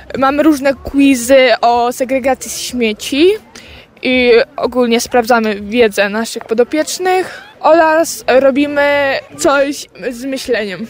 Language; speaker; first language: Polish; native; Polish